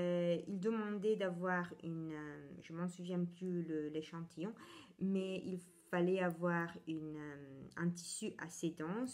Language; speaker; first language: French; non-native, fluent; Italian